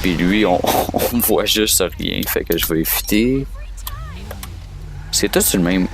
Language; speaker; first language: French; native; French